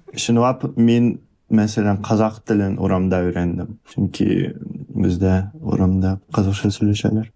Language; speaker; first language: Tatar; early bilingual, heritage; Russian